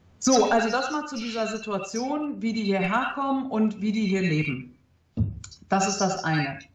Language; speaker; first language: German; early bilingual, other home language; Arabic